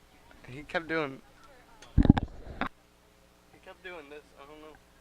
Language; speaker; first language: English; native; English